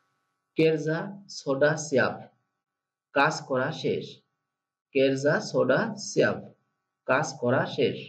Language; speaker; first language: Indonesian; non-native, learner; Bangla